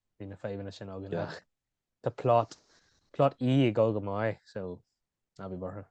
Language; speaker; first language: Irish; native; Irish